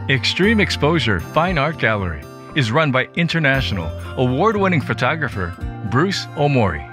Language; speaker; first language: English; native; English